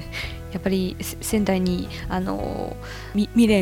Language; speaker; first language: Japanese; non-native, fluent; Chinese